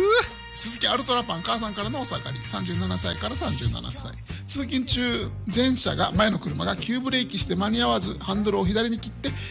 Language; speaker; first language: Japanese; native; Japanese